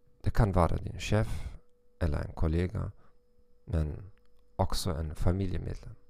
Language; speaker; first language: Swedish; non-native, fluent; German